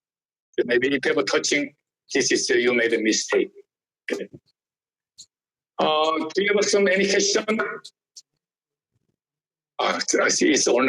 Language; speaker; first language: English; non-native, learner; Korean